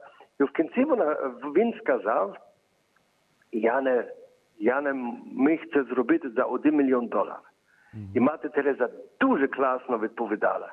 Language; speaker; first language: Ukrainian; early bilingual, heritage; Ukrainian